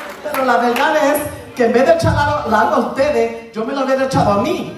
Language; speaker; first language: Spanish; native; Spanish